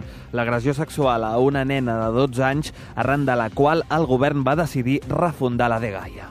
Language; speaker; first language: Catalan; native; Catalan